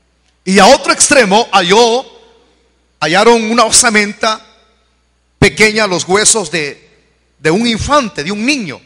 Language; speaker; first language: Spanish; native; Spanish